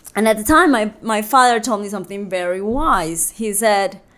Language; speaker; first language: English; non-native, fluent; Spanish